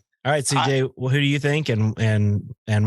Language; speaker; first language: English; native; English